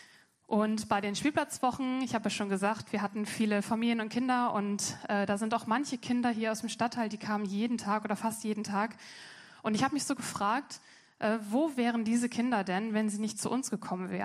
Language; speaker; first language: German; native; German